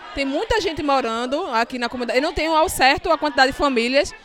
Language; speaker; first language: Portuguese; native; Portuguese